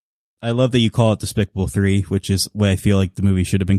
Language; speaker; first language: English; native; English